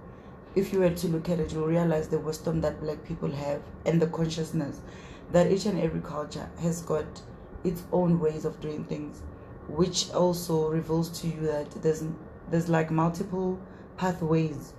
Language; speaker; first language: English; non-native, local second language; Tswana